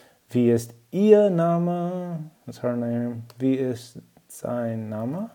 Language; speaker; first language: German; non-native, learner; English